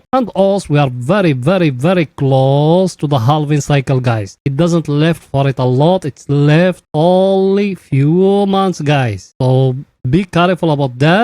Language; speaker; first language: English; non-native, fluent; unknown